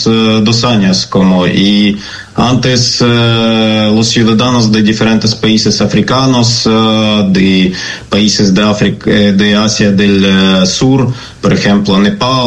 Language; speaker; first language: Spanish; non-native, learner; Ukrainian